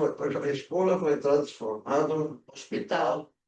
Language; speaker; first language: Portuguese; early bilingual, other home language; German